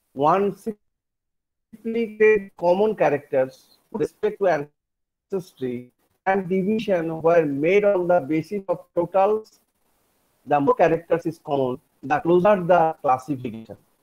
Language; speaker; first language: English; non-native, local second language; Bangla